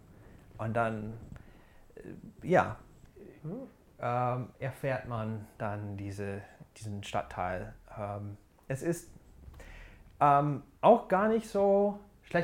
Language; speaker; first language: German; non-native, fluent; English